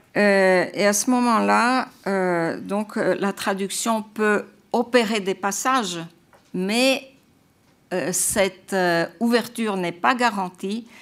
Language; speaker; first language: French; non-native, fluent; Croatian